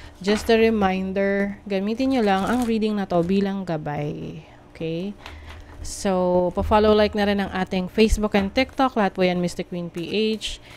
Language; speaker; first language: Filipino; native; Filipino